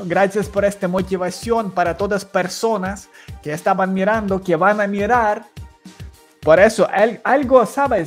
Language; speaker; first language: Spanish; non-native, learner; Ukrainian